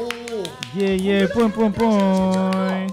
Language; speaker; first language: Japanese; non-native, learner; Korean